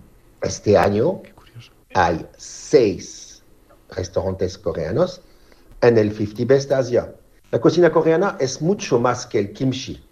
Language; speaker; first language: Spanish; non-native, fluent; French